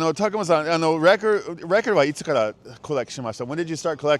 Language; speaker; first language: Japanese; non-native, learner; English